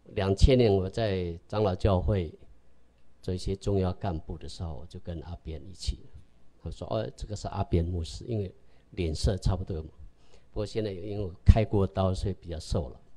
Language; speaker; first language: Chinese; native; Chinese